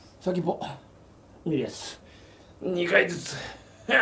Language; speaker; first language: Japanese; native; Japanese